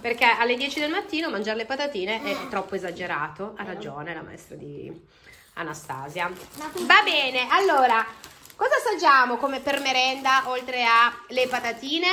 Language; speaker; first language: Italian; native; Italian